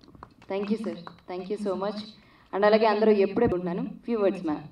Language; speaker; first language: Telugu; non-native, learner; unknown